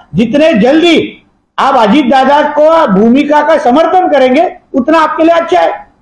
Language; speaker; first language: Hindi; non-native, local second language; Marathi